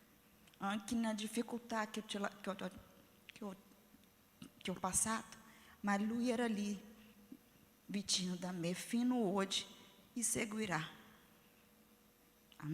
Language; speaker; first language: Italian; non-native, learner; Portuguese